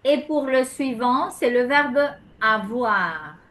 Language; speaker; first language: French; non-native, fluent; Spanish